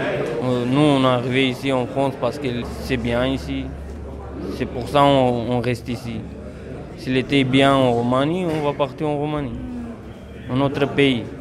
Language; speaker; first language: French; non-native, learner; Romanian